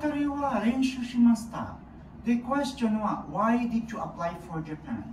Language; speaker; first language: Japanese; non-native, learner; Filipino